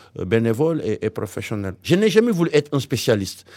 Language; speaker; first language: French; non-native, local second language; Wolof